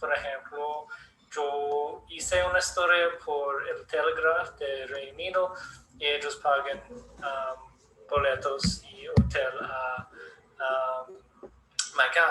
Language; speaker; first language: Spanish; non-native, learner; English